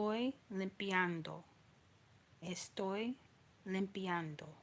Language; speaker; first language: Spanish; non-native, learner; English